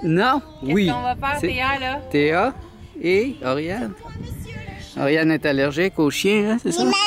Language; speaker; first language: French; native; French